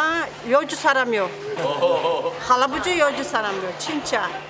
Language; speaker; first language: Korean; early bilingual, heritage; Russian